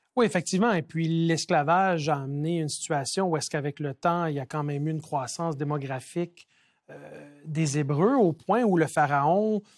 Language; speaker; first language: French; native; French